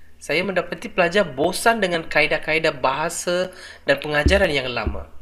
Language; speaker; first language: Malay; non-native, local second language; Tamil